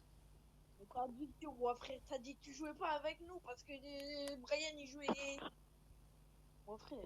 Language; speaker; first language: French; native; French